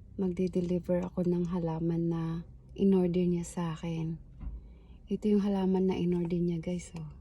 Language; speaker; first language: Filipino; native; Filipino